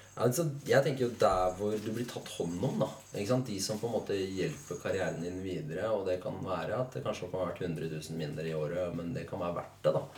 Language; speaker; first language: Norwegian; native; Norwegian